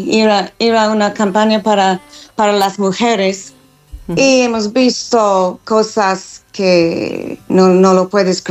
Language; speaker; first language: Spanish; non-native, learner; English